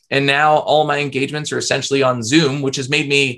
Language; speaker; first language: English; native; English